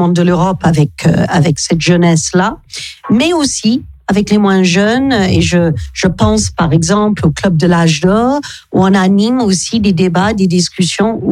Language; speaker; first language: French; non-native, fluent; English